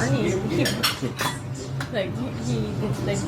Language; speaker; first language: English; non-native, learner; Korean